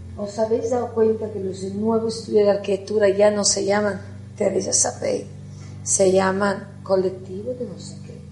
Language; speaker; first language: Spanish; non-native, fluent; Italian